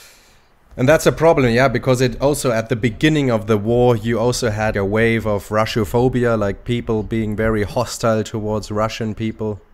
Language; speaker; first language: English; non-native, fluent; German